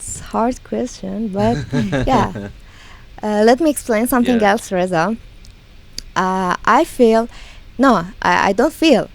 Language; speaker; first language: English; non-native, learner; Persian